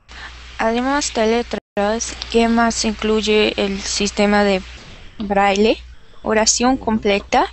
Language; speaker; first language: Spanish; non-native, learner; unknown